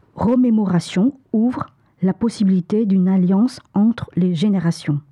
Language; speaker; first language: French; non-native, fluent; Vietnamese